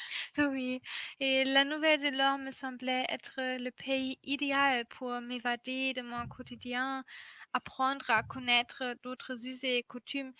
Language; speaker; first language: French; non-native, fluent; German